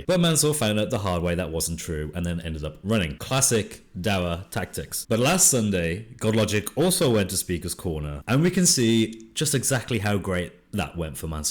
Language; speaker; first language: English; native; English